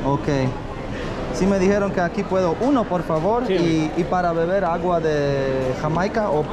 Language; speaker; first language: Spanish; non-native, learner; Polish